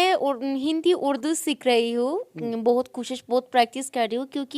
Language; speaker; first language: Hindi; non-native, learner; Persian